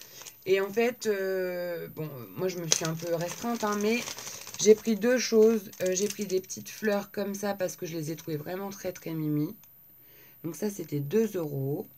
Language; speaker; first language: French; native; French